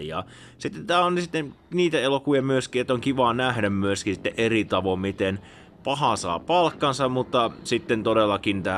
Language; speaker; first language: Finnish; native; Finnish